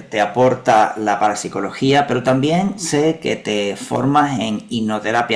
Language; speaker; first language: Spanish; native; Spanish